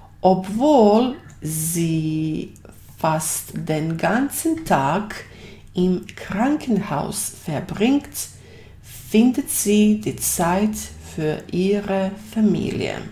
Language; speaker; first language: German; non-native, fluent; Bosnian